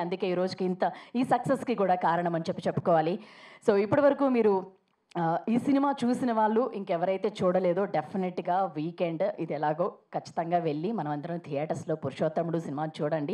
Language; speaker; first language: Telugu; native; Telugu